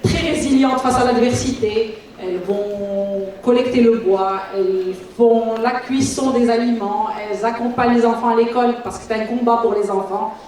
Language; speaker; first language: French; non-native, local second language; Arabic